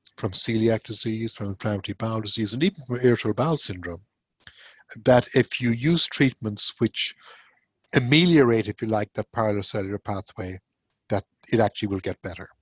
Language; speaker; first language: English; native; English